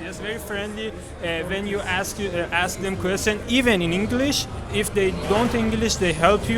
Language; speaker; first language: English; non-native, learner; Persian